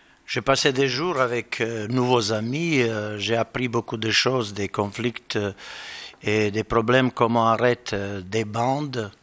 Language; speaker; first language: French; non-native, learner; Bosnian